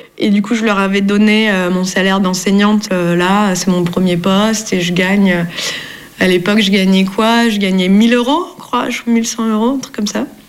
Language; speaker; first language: French; native; French